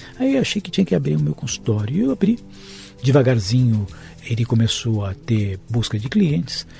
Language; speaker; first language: Portuguese; native; Portuguese